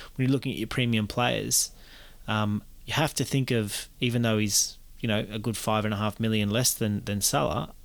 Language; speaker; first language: English; native; English